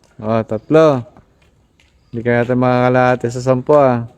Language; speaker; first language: Filipino; native; Filipino